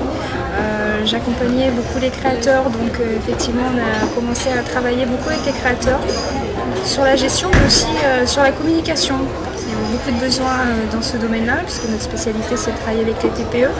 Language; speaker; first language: French; native; French